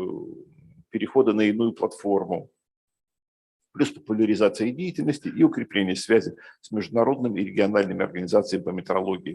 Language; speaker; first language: Russian; native; Russian